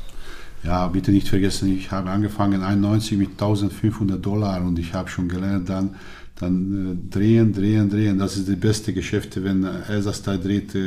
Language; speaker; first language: German; non-native, learner; Hungarian